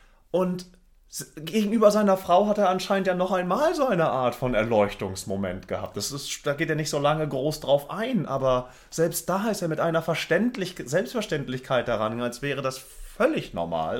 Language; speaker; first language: German; native; German